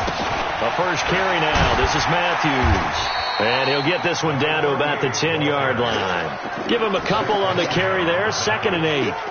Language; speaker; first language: English; native; English